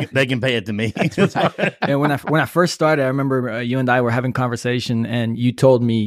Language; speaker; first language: English; native; English